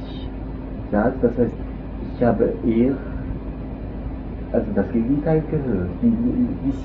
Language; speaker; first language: German; non-native, local second language; French